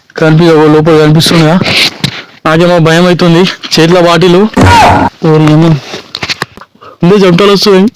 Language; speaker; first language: Telugu; non-native, local second language; Lambadi